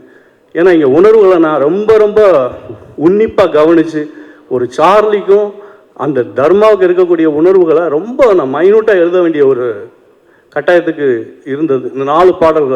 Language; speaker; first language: Tamil; native; Tamil